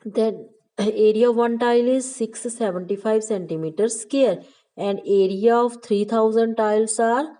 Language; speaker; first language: English; non-native, local second language; Punjabi